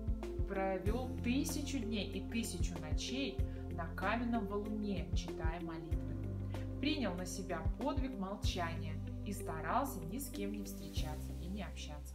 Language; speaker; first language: Russian; native; Russian